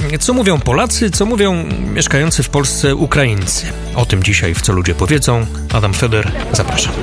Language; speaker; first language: Polish; native; Polish